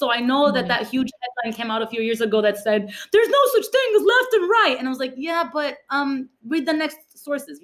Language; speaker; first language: English; early bilingual, other home language; Spanish